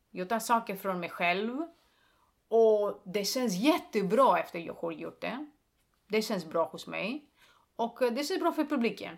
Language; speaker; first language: Swedish; non-native, fluent; Greek